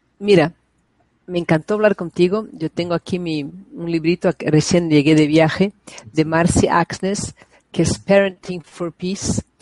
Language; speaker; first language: Spanish; non-native, fluent; Portuguese